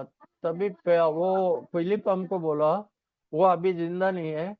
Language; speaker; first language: Hindi; non-native, local second language; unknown